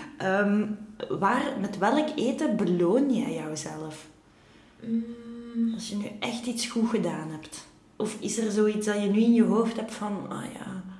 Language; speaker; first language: Dutch; native; Dutch